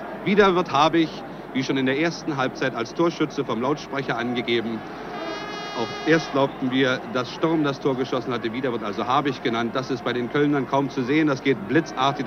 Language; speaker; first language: German; native; German